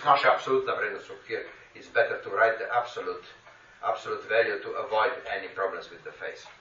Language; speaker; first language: English; non-native, fluent; Slovenian